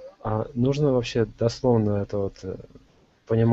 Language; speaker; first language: Russian; native; Russian